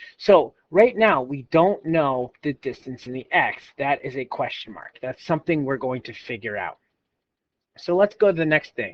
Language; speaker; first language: English; native; English